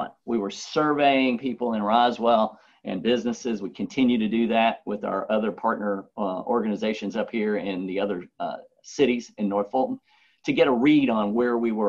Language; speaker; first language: English; native; English